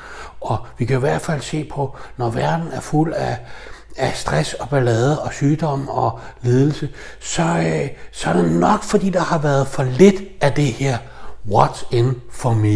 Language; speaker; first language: Danish; native; Danish